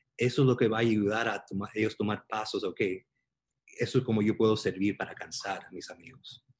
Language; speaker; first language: Spanish; early bilingual, heritage; Spanish